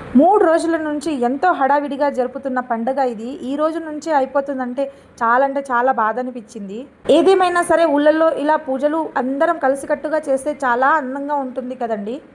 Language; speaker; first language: Telugu; non-native, local second language; Lambadi